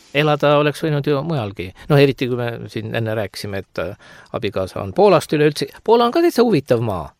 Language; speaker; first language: Estonian; native; Estonian